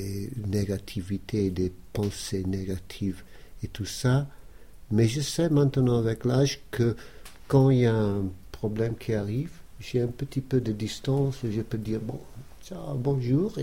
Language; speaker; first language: French; non-native, fluent; English